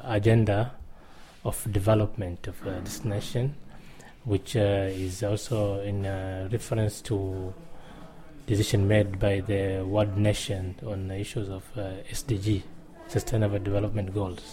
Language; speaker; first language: English; non-native, local second language; Swahili